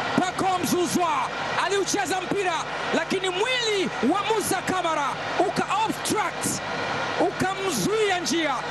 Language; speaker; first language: Swahili; native; Swahili